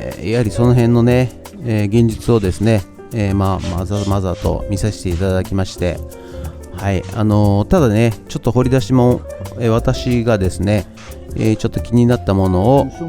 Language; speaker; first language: Japanese; native; Japanese